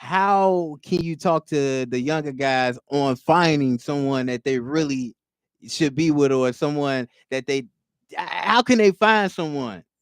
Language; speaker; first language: English; native; English